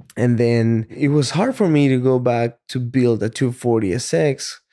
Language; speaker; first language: English; non-native, fluent; Spanish